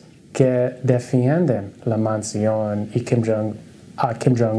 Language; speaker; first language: Spanish; non-native, learner; English